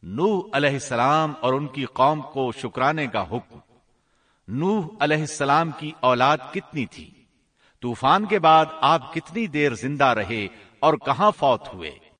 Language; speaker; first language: Urdu; native; Urdu